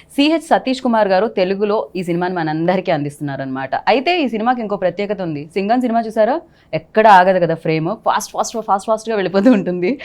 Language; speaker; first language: Telugu; native; Telugu